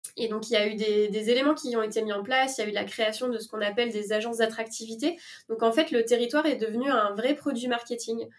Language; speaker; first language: French; native; French